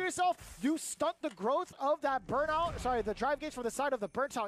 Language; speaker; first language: English; native; English